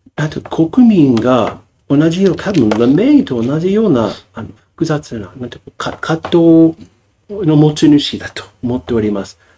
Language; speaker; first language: Japanese; non-native, fluent; English